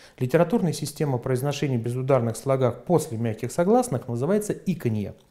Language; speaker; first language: Russian; native; Russian